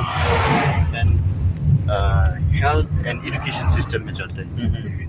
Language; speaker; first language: Hindi; non-native, fluent; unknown